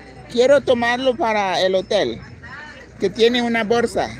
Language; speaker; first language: Spanish; non-native, learner; English